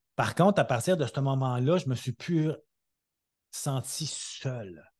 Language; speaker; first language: French; native; French